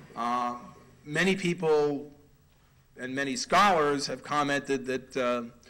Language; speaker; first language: English; native; English